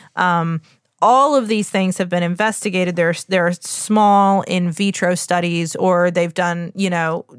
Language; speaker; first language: English; native; English